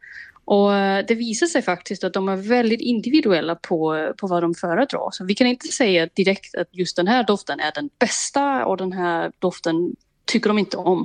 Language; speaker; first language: Swedish; non-native, fluent; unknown